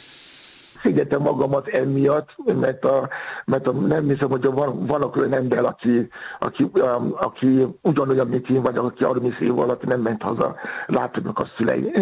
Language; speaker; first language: Hungarian; non-native, fluent; Yoruba